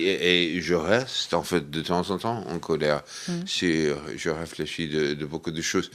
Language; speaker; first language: French; non-native, fluent; English